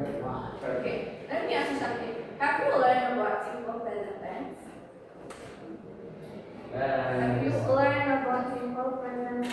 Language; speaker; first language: English; non-native, learner; Indonesian